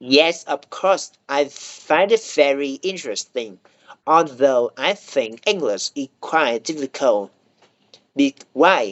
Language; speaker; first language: English; non-native, learner; Vietnamese